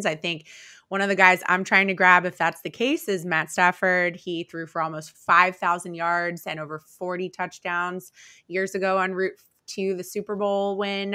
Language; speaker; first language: English; native; English